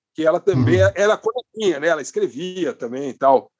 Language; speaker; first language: Portuguese; non-native, fluent; English